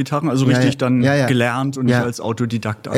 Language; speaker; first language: German; native; German